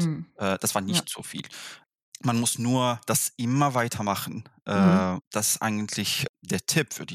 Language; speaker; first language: German; non-native, fluent; Arabic